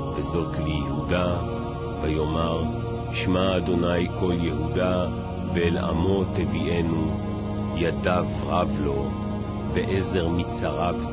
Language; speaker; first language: Hebrew; native; Hebrew